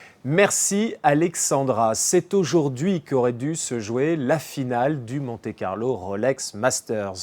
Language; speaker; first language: French; native; French